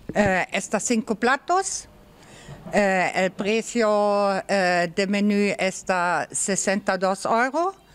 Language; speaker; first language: Spanish; non-native, learner; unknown